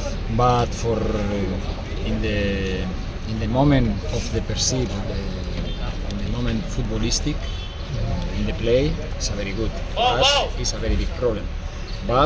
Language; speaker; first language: English; non-native, learner; Spanish